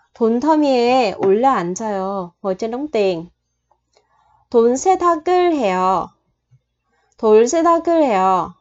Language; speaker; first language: Korean; non-native, fluent; Vietnamese